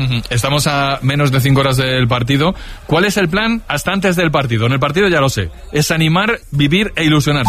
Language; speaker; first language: Spanish; native; Spanish